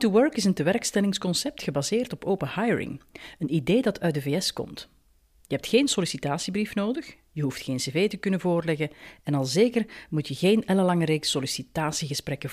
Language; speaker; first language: Dutch; native; Dutch